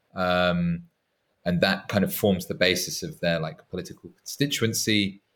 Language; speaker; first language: English; native; English